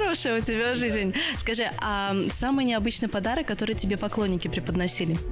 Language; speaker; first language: Russian; native; Russian